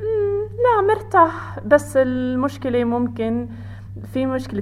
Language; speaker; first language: Arabic; non-native, learner; English